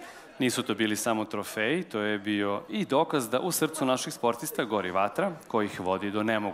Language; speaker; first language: Serbian; native; Serbian